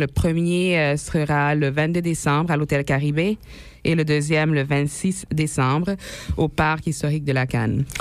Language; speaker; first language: French; non-native, local second language; Haitian Creole